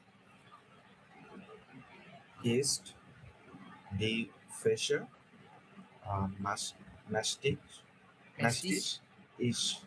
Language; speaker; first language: German; non-native, learner; Bangla